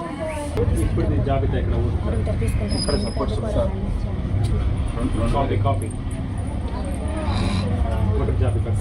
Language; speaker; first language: Telugu; native; Telugu